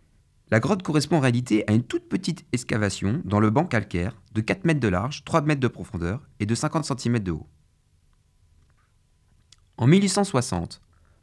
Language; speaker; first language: French; native; French